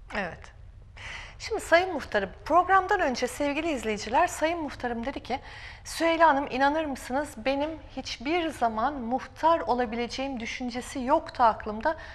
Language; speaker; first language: Turkish; native; Turkish